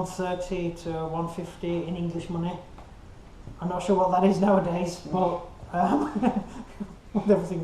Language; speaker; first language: English; native; English